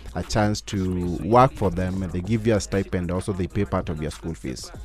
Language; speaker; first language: English; non-native, local second language; Meru